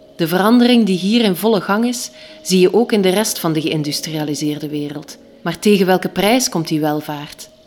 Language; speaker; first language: Dutch; native; Dutch